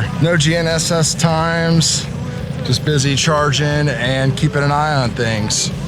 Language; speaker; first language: English; native; English